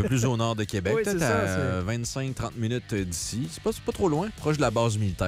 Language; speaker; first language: French; native; French